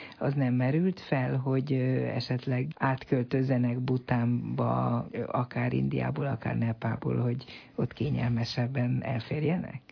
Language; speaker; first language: Hungarian; native; Hungarian